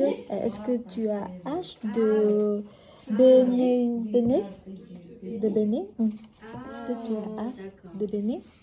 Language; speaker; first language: French; non-native, learner; Vietnamese